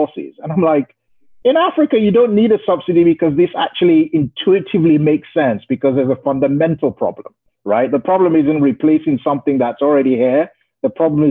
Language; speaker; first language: English; non-native, local second language; Yoruba